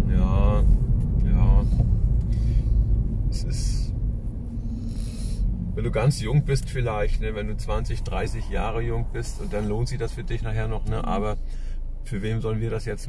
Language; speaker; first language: German; native; German